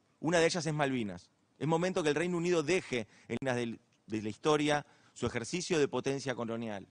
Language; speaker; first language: Spanish; native; Spanish